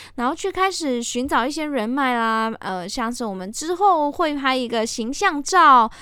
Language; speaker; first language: Chinese; native; Chinese